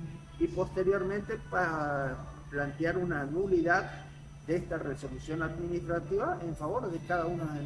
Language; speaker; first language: Spanish; native; Spanish